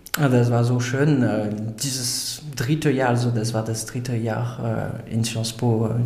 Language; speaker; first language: German; non-native, fluent; French